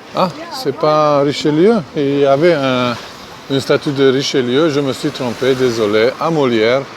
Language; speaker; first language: French; non-native, fluent; Hungarian